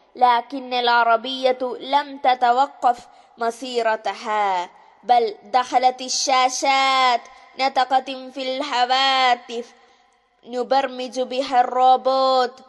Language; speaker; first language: Arabic; non-native, learner; Malayalam